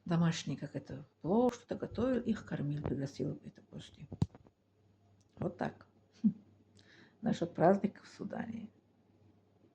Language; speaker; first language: Russian; non-native, learner; Tajik